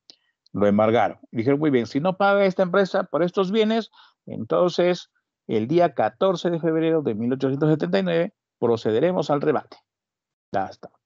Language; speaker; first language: Spanish; native; Spanish